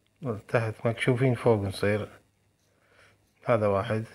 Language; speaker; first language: Arabic; native; Arabic